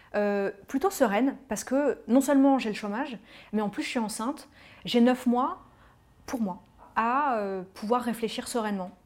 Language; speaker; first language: French; native; French